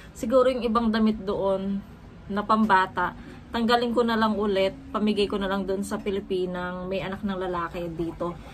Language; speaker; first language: Filipino; native; Filipino